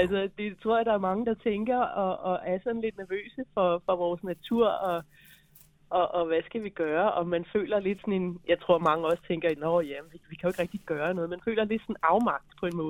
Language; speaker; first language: Danish; native; Danish